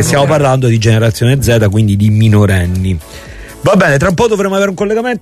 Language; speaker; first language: Italian; native; Italian